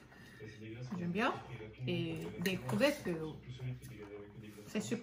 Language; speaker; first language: French; non-native, learner; Japanese